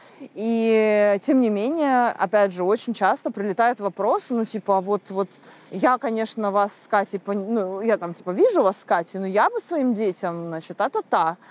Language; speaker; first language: Russian; native; Russian